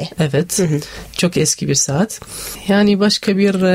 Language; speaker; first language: Turkish; non-native, fluent; Arabic